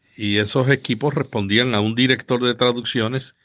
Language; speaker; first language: Spanish; native; Spanish